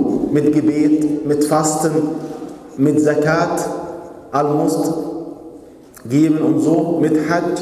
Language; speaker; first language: German; non-native, fluent; Arabic